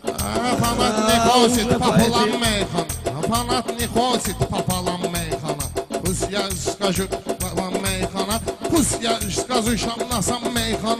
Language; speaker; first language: Russian; non-native, learner; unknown